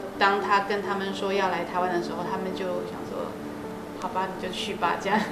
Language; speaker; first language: Chinese; native; Chinese